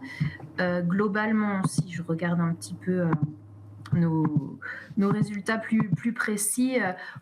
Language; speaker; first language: French; native; French